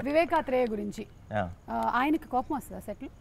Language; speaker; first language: Telugu; native; Telugu